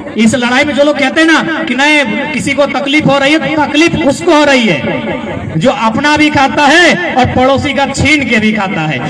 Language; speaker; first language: Hindi; non-native, local second language; Magahi